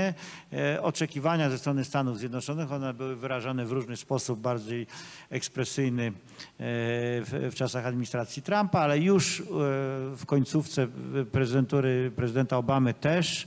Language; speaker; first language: Polish; native; Polish